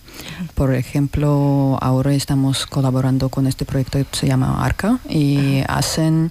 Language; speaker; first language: Spanish; non-native, learner; Russian